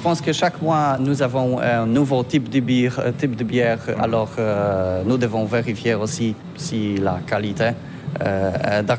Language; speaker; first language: French; non-native, learner; Polish